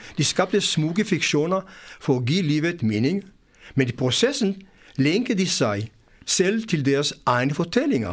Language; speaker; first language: Danish; non-native, fluent; Hebrew